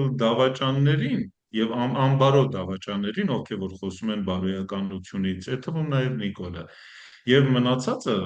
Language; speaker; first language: Armenian; early bilingual, heritage; Armenian